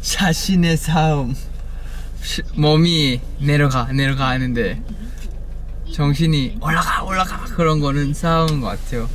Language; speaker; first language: Korean; non-native, fluent; Thai